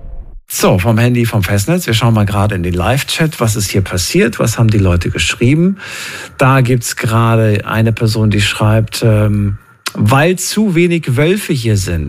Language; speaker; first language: German; native; German